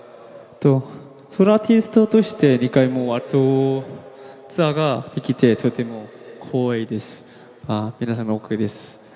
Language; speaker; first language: Japanese; non-native, learner; Korean